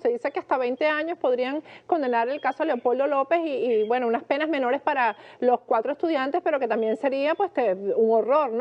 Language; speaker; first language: Spanish; native; Spanish